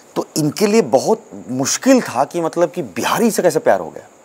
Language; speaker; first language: Hindi; native; Hindi